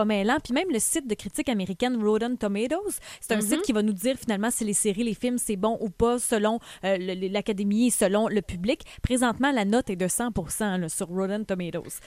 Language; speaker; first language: French; native; French